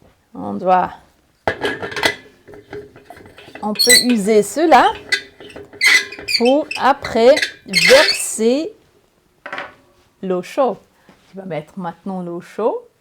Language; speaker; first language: French; non-native, learner; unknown